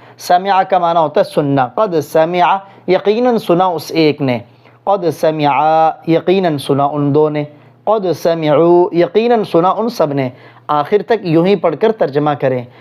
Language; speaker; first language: Urdu; non-native, local second language; Punjabi